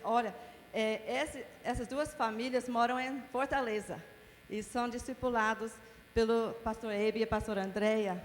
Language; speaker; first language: Portuguese; non-native, fluent; English